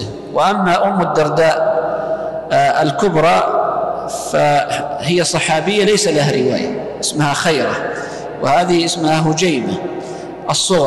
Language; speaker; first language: Arabic; native; Arabic